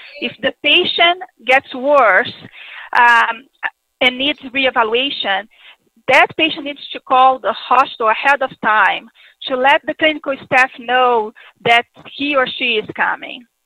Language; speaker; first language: English; non-native, fluent; Portuguese